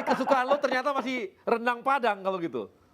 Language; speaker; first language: Indonesian; native; Indonesian